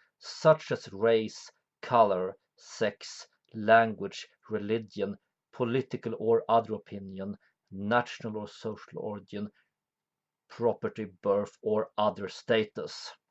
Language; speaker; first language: English; non-native, fluent; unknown